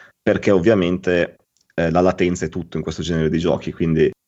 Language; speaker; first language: Italian; native; Italian